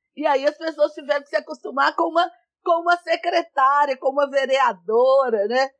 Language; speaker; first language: Portuguese; native; Portuguese